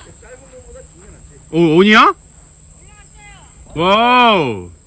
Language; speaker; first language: Korean; native; Korean